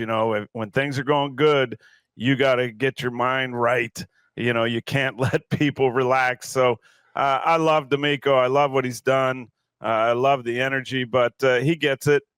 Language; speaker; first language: English; native; English